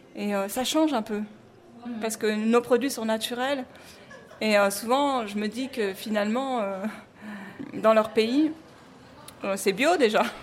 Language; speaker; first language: French; native; French